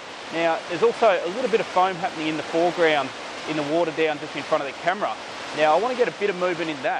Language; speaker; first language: English; native; English